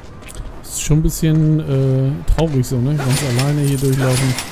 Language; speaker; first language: German; native; German